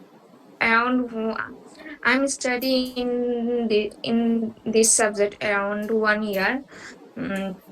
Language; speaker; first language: English; non-native, learner; Bangla